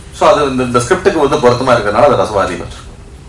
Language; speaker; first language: Tamil; native; Tamil